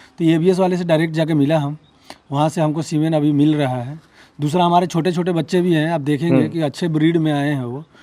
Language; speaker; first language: Hindi; native; Hindi